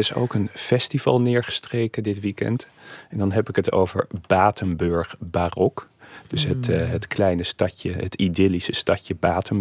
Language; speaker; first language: Dutch; native; Dutch